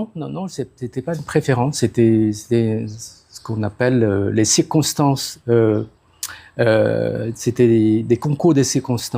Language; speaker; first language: French; non-native, fluent; Khmer